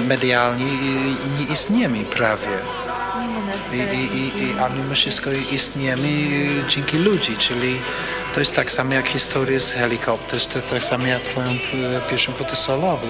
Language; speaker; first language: Polish; non-native, fluent; English